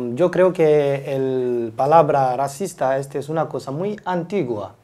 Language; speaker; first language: Spanish; non-native, learner; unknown